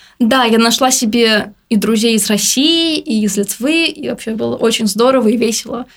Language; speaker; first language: Russian; native; Russian